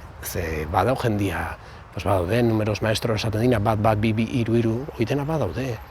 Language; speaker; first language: Basque; native; Basque